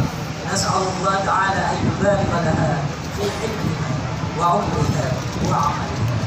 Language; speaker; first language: Arabic; non-native, fluent; Indonesian